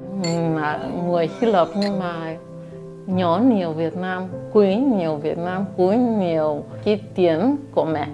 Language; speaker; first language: Vietnamese; early bilingual, heritage; Vietnamese